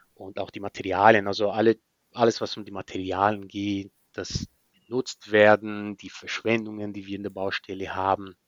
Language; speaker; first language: German; non-native, fluent; Portuguese